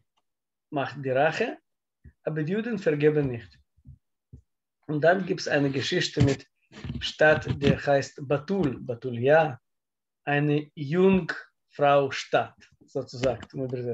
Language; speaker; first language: German; non-native, learner; Russian